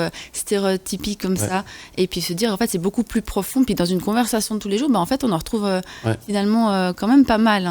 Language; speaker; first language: French; native; French